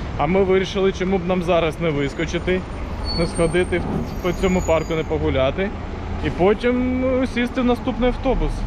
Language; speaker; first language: Ukrainian; non-native, local second language; Russian